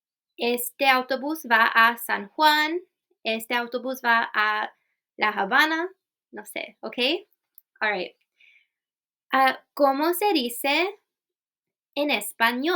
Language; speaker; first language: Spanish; non-native, fluent; English